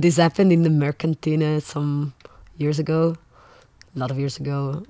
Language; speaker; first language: English; non-native, fluent; Italian